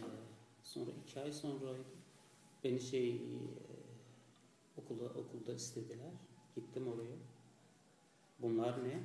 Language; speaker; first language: Turkish; non-native, fluent; Azerbaijani